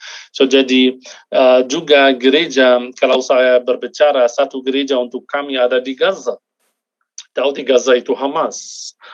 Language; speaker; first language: Indonesian; non-native, fluent; Arabic